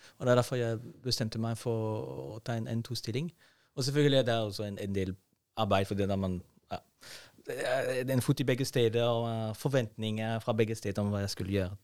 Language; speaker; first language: Norwegian; non-native, fluent; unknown